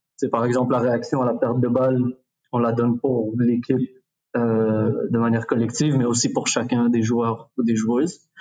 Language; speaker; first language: French; early bilingual, other home language; Arabic